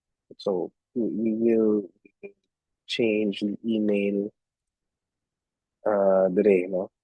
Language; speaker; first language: English; non-native, local second language; Cebuano